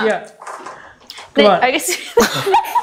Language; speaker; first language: Korean; non-native, fluent; Chinese